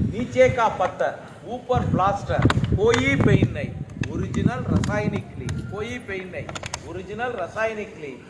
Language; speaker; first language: Hindi; non-native, local second language; Tamil